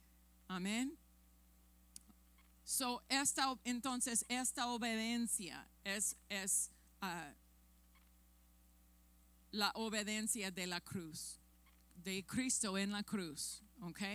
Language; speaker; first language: Spanish; non-native, fluent; English